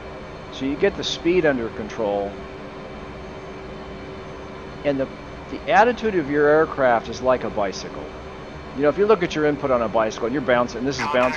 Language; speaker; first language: English; native; English